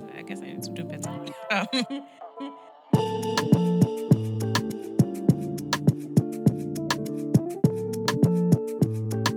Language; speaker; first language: English; non-native, local second language; Yoruba